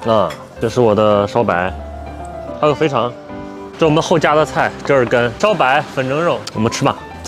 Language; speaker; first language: Chinese; native; Chinese